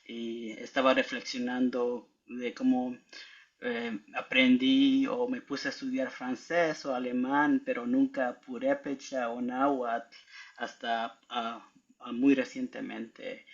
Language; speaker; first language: Spanish; early bilingual, heritage; Spanish